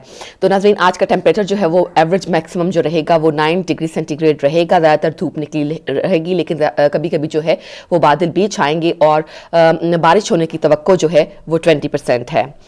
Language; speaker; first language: Urdu; native; Urdu